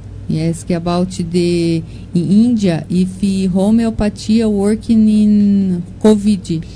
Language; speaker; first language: English; non-native, learner; Portuguese